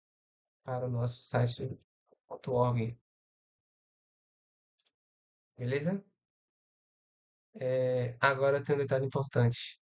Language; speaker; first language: Portuguese; native; Portuguese